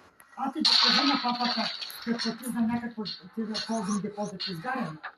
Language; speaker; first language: Bulgarian; non-native, local second language; Turkish